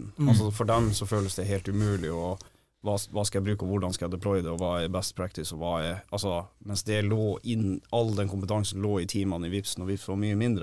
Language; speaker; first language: Norwegian; native; Norwegian